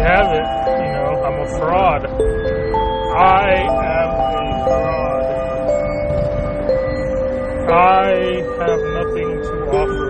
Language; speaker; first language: English; native; English